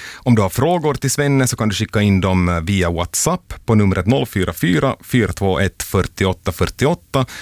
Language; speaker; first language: Swedish; native; Swedish